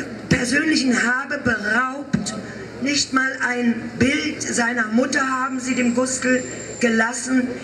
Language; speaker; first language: German; native; German